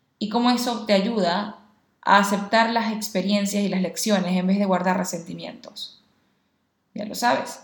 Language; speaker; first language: Spanish; native; Spanish